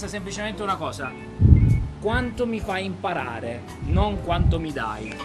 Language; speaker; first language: Italian; native; Italian